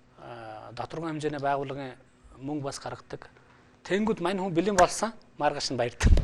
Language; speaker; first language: Mongolian; non-native, fluent; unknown